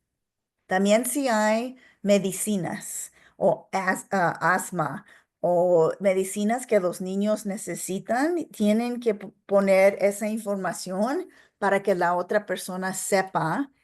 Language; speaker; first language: Spanish; non-native, local second language; English